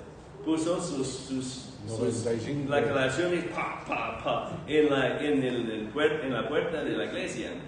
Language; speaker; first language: Spanish; non-native, fluent; English